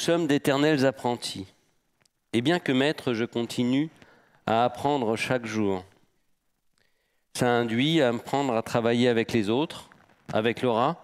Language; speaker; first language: French; native; French